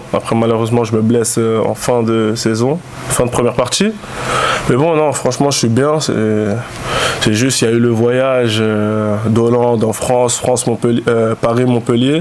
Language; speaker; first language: French; native; French